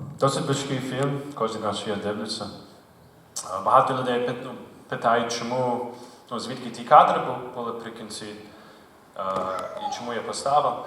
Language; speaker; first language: Ukrainian; early bilingual, heritage; Ukrainian